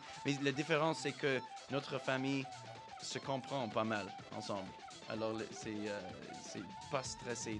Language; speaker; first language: French; non-native, fluent; English